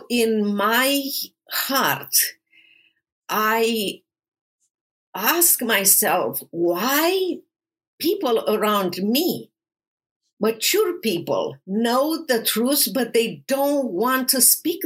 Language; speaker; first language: English; non-native, fluent; Romanian